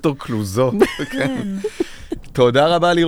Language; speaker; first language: Hebrew; native; Hebrew